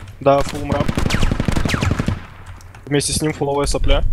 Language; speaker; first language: Russian; native; Russian